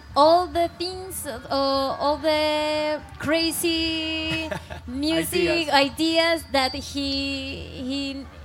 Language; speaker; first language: English; non-native, learner; Spanish